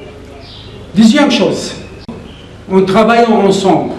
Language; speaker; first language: French; non-native, learner; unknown